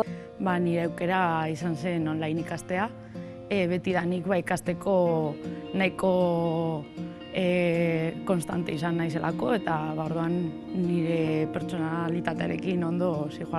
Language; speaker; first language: Basque; non-native, local second language; Spanish